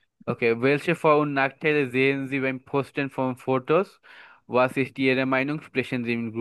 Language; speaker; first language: German; non-native, learner; Bangla